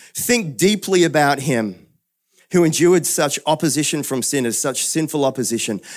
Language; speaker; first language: English; native; English